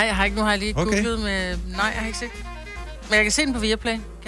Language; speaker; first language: Danish; native; Danish